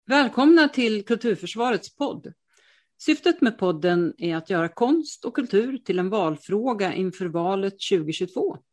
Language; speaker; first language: Swedish; native; Swedish